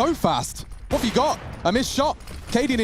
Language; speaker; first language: English; native; English